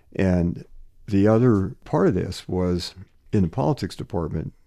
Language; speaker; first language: English; native; English